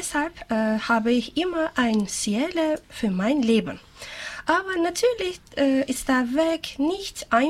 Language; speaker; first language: German; non-native, learner; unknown